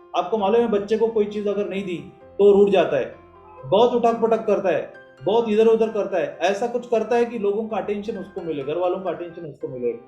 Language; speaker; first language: Hindi; non-native, local second language; Marathi